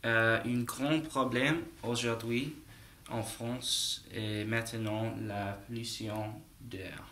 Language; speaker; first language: French; non-native, learner; English